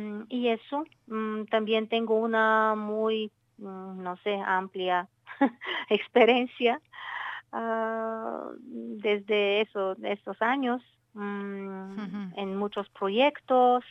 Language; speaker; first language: Spanish; non-native, learner; Bulgarian